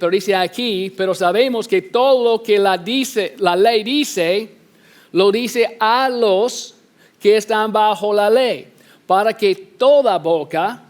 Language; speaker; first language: Spanish; non-native, fluent; English